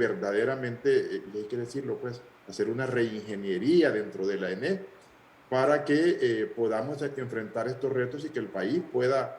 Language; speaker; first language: Spanish; native; Spanish